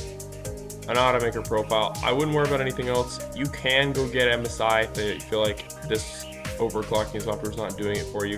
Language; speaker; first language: English; native; English